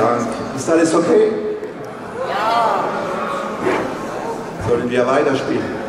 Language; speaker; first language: German; non-native, learner; French